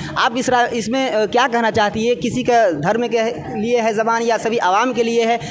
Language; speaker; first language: Urdu; non-native, local second language; Hindi